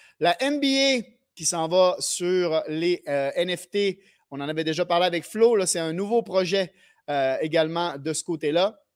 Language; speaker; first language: French; native; French